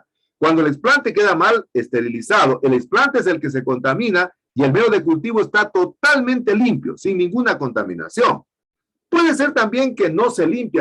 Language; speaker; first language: Spanish; native; Spanish